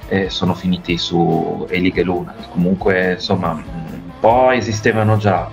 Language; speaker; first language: Italian; native; Italian